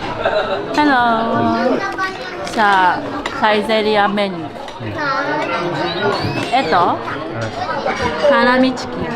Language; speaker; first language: Filipino; non-native, learner; Japanese